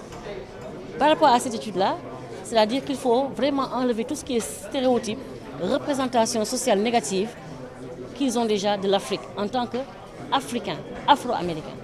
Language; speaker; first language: French; non-native, local second language; Wolof